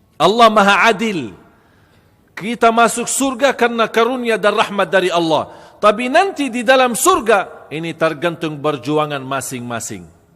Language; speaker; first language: Malay; non-native, fluent; Arabic